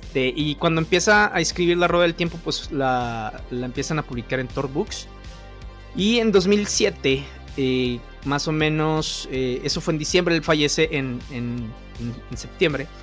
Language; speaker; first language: Spanish; native; Spanish